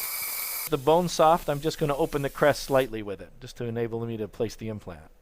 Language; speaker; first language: English; native; English